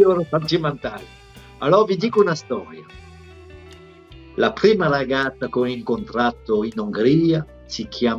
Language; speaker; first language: Italian; non-native, fluent; French